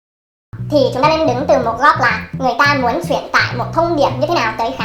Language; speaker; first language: Vietnamese; non-native, fluent; English